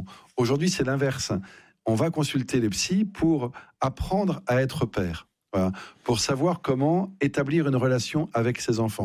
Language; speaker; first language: French; native; French